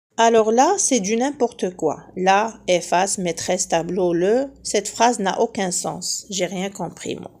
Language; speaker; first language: French; non-native, local second language; Arabic